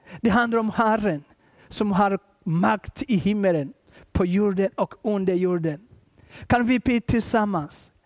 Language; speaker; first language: Swedish; non-native, fluent; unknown